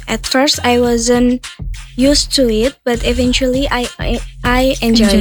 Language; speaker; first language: English; non-native, learner; Indonesian